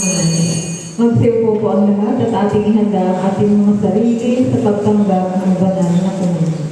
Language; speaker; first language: Filipino; native; Filipino